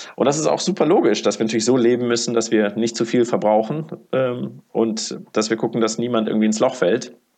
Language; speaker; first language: German; early bilingual, other home language; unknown